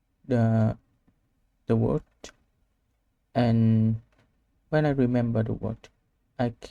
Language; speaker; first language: English; non-native, learner; Vietnamese